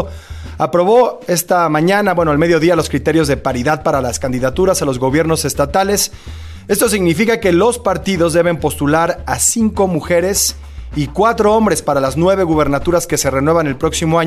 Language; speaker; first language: Spanish; native; Spanish